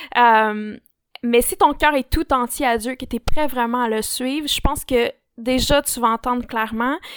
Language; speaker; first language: French; native; French